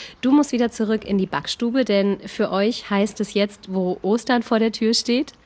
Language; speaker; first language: German; native; German